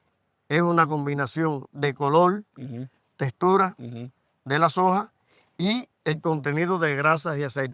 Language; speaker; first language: Spanish; native; Spanish